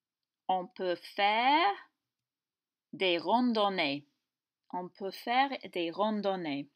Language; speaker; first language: French; non-native, fluent; English